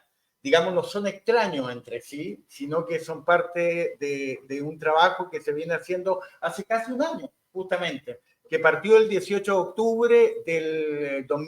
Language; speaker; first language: Spanish; native; Spanish